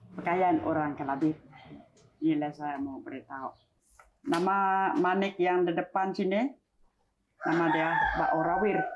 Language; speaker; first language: Malay; non-native, local second language; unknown